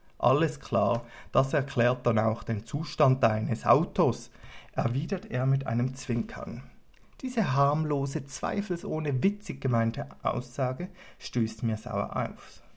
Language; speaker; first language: German; native; German